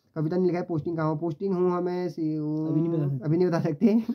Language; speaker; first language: Hindi; native; Hindi